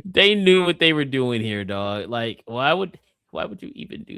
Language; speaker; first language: English; native; English